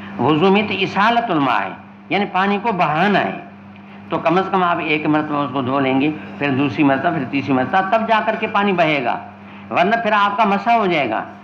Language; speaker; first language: Urdu; non-native, local second language; Sindhi